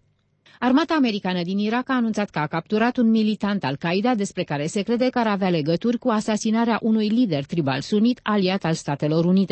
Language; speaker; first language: Romanian; native; Romanian